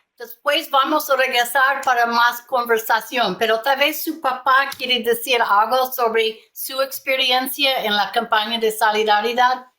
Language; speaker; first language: Spanish; non-native, learner; English